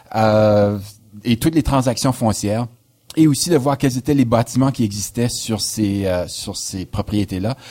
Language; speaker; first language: French; native; French